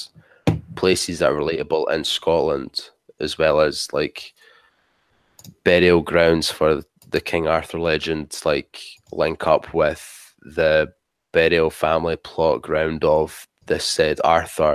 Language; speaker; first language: English; native; English